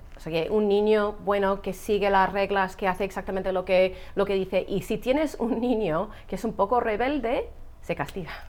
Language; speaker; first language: Spanish; non-native, fluent; English